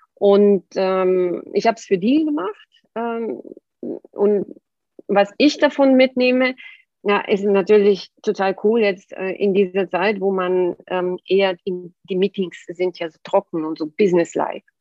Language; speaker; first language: German; non-native, fluent; Bulgarian